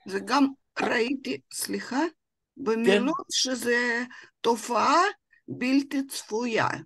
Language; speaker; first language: Hebrew; non-native, fluent; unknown